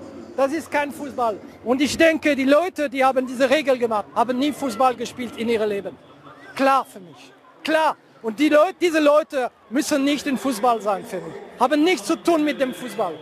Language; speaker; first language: German; non-native, fluent; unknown